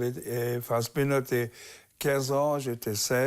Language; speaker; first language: French; non-native, learner; German